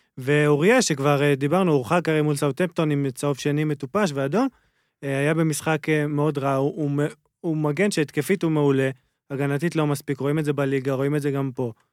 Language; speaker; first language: Hebrew; native; Hebrew